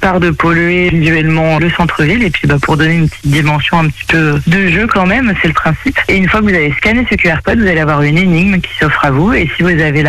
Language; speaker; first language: French; native; French